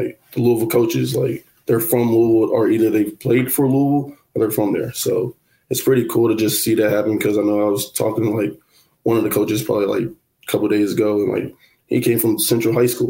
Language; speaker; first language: English; native; English